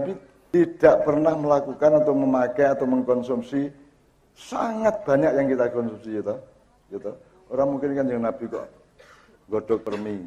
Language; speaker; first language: Indonesian; non-native, local second language; Javanese